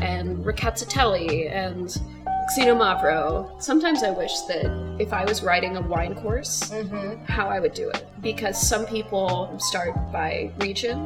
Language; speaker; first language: English; native; English